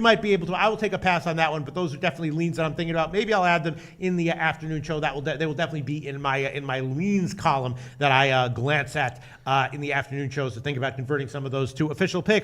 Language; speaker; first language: English; native; English